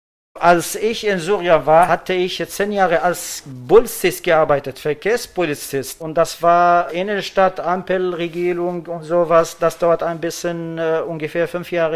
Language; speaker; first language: German; non-native, learner; Arabic